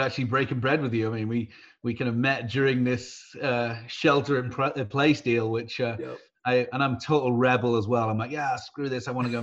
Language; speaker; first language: English; native; English